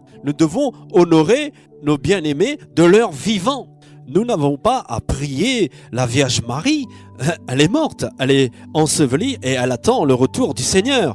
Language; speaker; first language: French; native; French